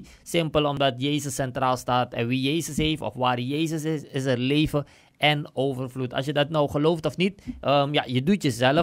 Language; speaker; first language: Dutch; native; Dutch